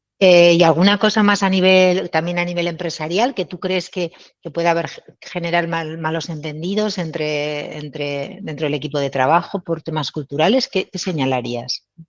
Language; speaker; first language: Spanish; native; Spanish